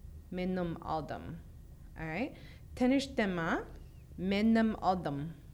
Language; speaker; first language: Turkish; non-native, learner; English